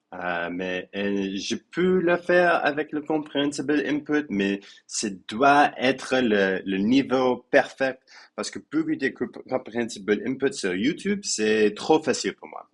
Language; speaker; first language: French; non-native, learner; English